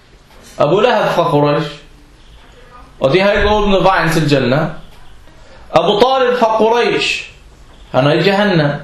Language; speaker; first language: Danish; early bilingual, other home language; Arabic